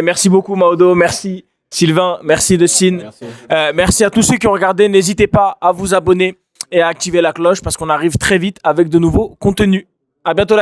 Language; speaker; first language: French; native; French